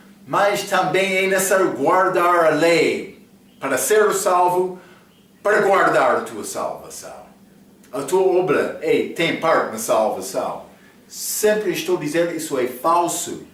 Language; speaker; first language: Portuguese; non-native, fluent; English